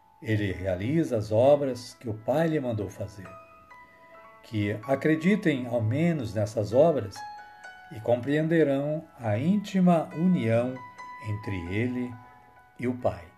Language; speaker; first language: Portuguese; native; Portuguese